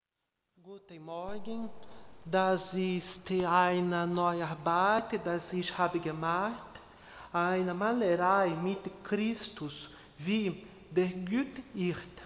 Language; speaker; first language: German; non-native, learner; Portuguese